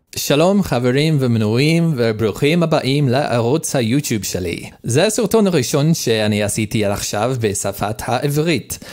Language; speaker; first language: Hebrew; non-native, learner; English